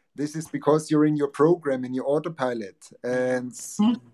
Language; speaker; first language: English; non-native, fluent; German